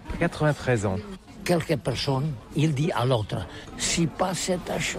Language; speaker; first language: French; non-native, learner; Catalan